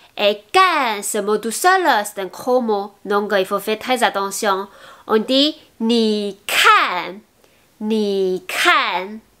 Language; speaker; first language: French; non-native, fluent; Chinese